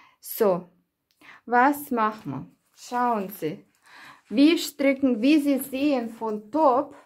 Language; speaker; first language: German; non-native, learner; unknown